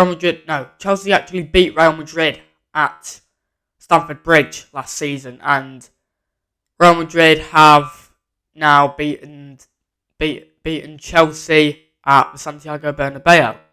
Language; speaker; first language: English; native; English